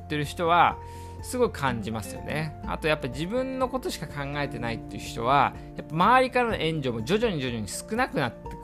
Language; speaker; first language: Japanese; native; Japanese